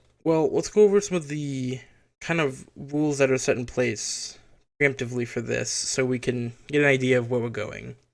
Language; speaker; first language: English; native; English